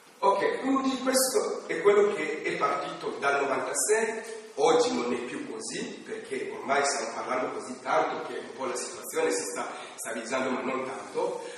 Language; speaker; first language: Italian; non-native, fluent; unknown